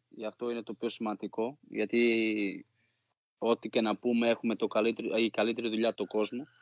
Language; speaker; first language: Greek; non-native, fluent; Portuguese